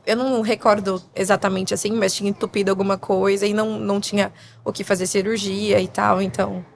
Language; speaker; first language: Portuguese; native; Portuguese